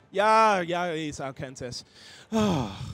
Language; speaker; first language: German; non-native, fluent; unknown